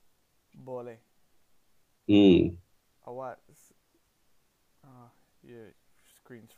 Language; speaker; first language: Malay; non-native, learner; English